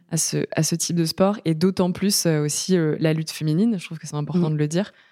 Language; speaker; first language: French; native; French